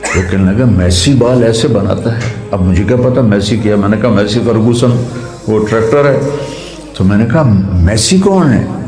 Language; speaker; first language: Urdu; non-native, local second language; Punjabi